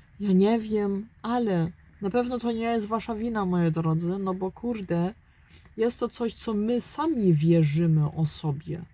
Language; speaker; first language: Polish; early bilingual, heritage; German